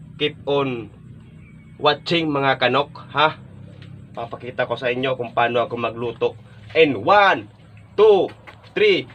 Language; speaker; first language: Filipino; non-native, local second language; Bikol